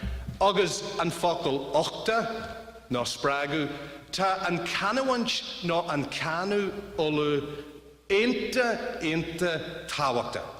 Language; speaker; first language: Irish; non-native, learner; English